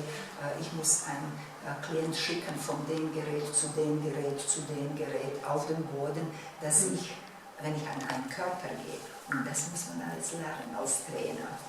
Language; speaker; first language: German; non-native, fluent; Bosnian